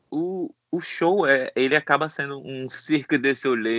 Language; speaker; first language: Portuguese; native; Portuguese